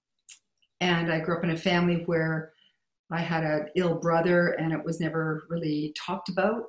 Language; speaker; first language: English; native; English